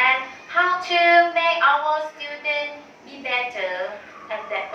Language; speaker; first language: English; non-native, learner; Thai